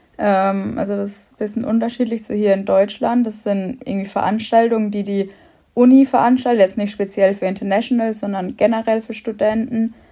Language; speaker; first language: German; native; German